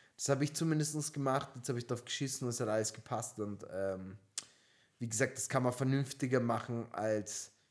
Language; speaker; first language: German; early bilingual, other home language; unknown